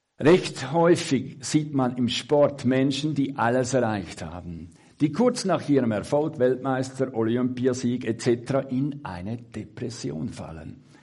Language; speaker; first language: German; native; German